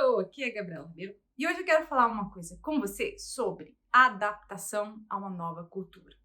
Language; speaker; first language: Portuguese; early bilingual, heritage; Portuguese